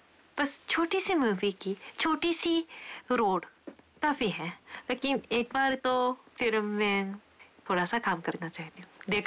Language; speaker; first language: Hindi; non-native, fluent; Japanese